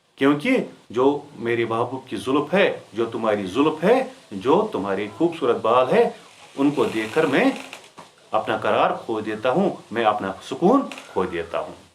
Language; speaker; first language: Urdu; non-native, local second language; Kashmiri